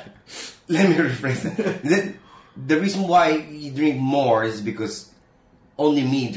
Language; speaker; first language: English; non-native, local second language; Filipino